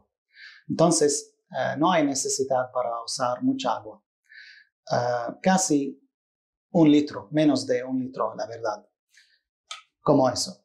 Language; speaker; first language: Spanish; non-native, fluent; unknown